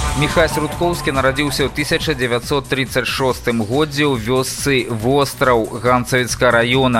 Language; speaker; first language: Belarusian; native; Belarusian